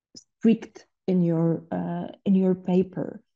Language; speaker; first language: English; non-native, fluent; Polish